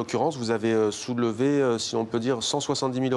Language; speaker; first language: French; native; French